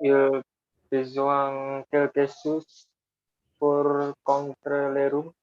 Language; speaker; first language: French; non-native, learner; Indonesian